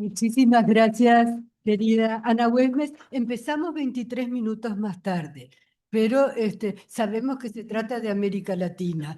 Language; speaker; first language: Spanish; native; Spanish